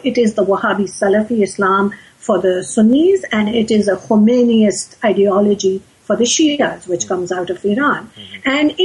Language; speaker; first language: English; non-native, local second language; Urdu